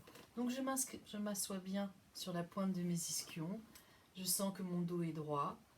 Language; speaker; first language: French; native; French